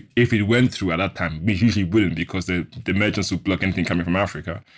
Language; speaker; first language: English; non-native, fluent; German